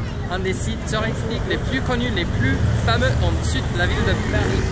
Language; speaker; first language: French; non-native, fluent; English